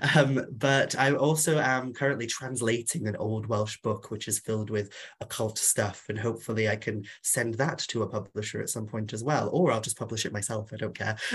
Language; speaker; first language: English; non-native, local second language; Welsh